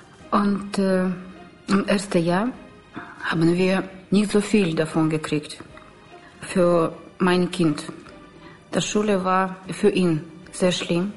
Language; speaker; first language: German; non-native, learner; Russian